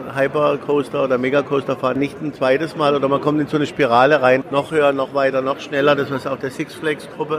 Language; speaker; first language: German; native; German